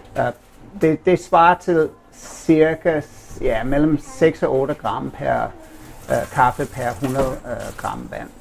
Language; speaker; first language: Danish; non-native, fluent; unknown